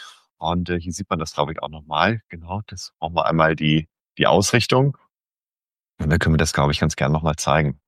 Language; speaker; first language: German; native; German